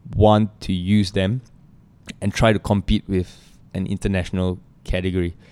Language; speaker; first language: English; native; English